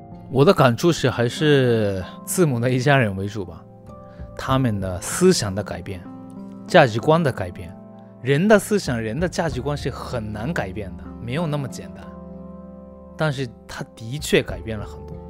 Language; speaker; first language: Chinese; non-native, fluent; Japanese